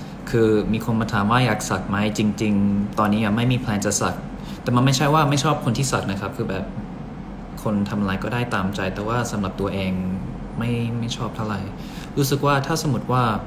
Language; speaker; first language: Thai; early bilingual, other home language; English